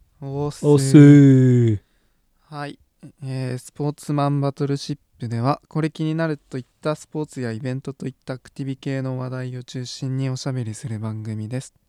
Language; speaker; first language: Japanese; native; Japanese